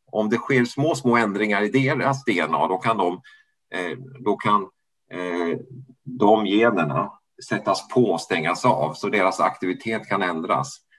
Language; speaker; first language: Swedish; native; Swedish